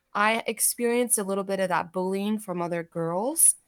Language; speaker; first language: English; early bilingual, other home language; Armenian